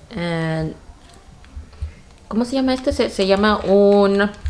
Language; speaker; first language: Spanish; early bilingual, heritage; English